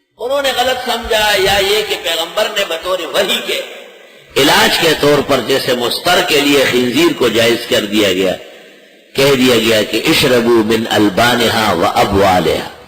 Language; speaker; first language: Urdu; non-native, local second language; Pashto